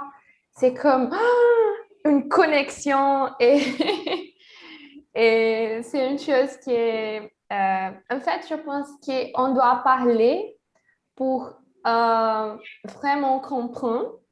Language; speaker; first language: French; non-native, learner; Portuguese